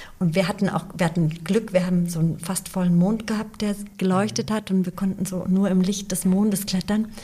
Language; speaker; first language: German; early bilingual, other home language; English